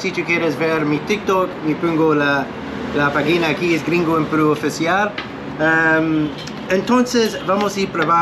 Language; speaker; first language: Spanish; non-native, learner; English